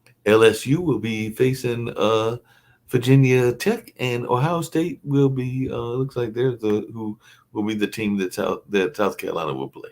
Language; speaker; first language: English; native; English